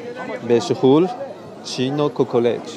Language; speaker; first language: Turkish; non-native, learner; Chinese